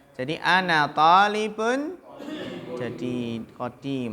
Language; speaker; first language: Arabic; non-native, fluent; Indonesian